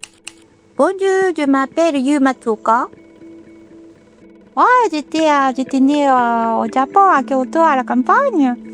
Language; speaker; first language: French; non-native, fluent; Japanese